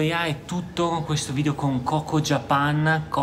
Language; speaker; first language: Italian; native; Italian